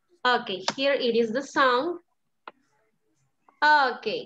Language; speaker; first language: English; non-native, learner; Spanish